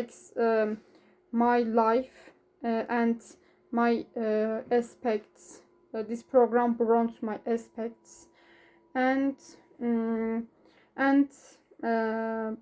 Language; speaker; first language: English; non-native, learner; Turkish